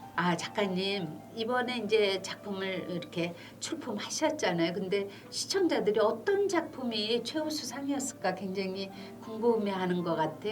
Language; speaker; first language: Korean; native; Korean